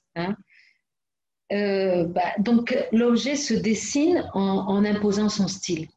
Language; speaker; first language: French; non-native, local second language; Arabic